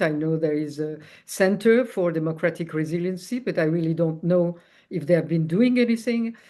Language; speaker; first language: English; non-native, fluent; Georgian